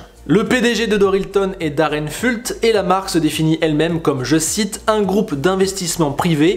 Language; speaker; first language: French; native; French